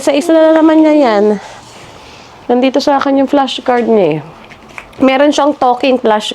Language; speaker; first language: Filipino; native; Filipino